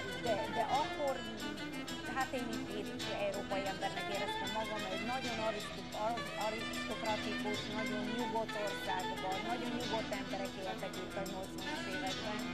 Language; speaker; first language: Hungarian; non-native, fluent; Bulgarian